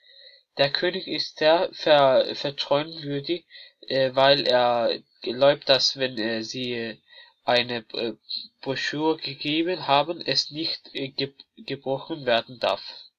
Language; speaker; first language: German; non-native, learner; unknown